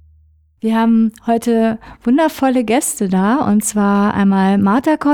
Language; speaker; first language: German; native; German